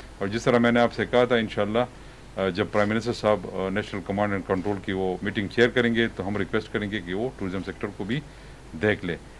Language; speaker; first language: Urdu; non-native, local second language; Pashto